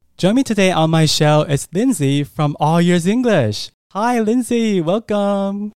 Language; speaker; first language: English; non-native, fluent; Chinese